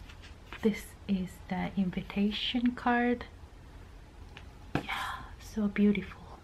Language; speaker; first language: English; non-native, fluent; Japanese